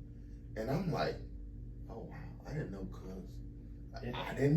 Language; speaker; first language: English; native; English